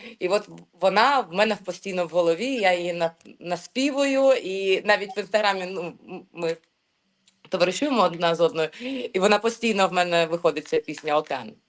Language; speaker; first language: Ukrainian; non-native, local second language; Russian